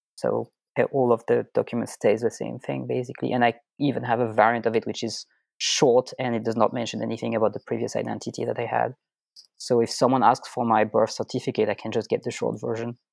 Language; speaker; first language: English; non-native, fluent; French